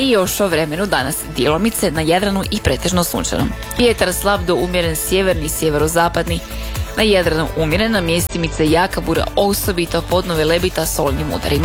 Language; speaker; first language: Croatian; native; Croatian